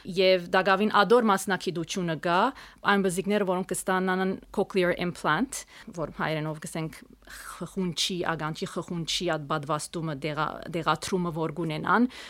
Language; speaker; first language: Armenian; early bilingual, heritage; Armenian